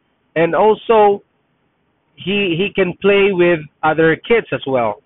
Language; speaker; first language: English; non-native, local second language; Filipino